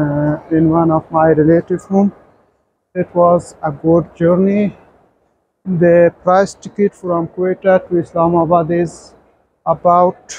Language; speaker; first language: English; non-native, learner; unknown